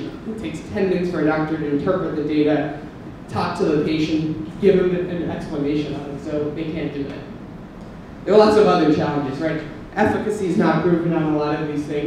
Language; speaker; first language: English; native; English